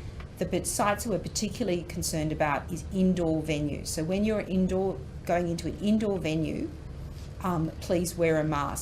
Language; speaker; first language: English; native; English